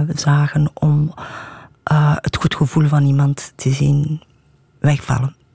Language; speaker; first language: Dutch; native; Dutch